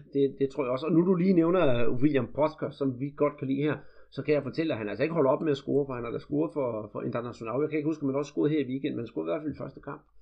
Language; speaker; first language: Danish; native; Danish